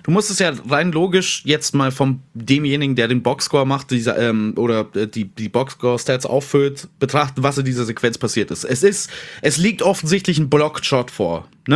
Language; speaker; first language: German; native; German